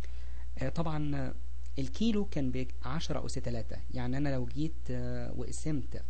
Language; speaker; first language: Arabic; native; Arabic